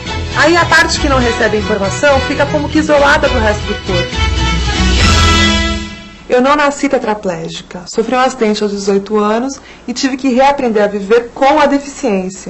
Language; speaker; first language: Portuguese; native; Portuguese